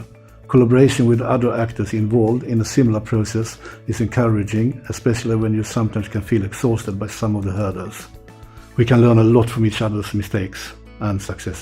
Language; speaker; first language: English; non-native, fluent; Swedish